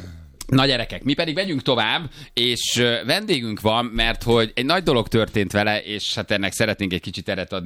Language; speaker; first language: Hungarian; native; Hungarian